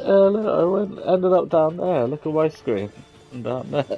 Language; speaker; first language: English; native; English